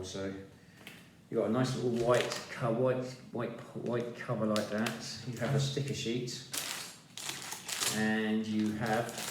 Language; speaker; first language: English; native; English